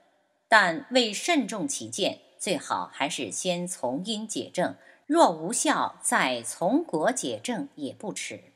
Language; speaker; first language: Chinese; native; Chinese